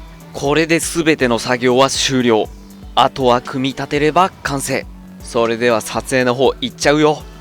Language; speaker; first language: Japanese; native; Japanese